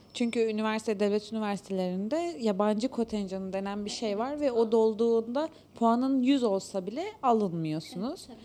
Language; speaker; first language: Turkish; native; Turkish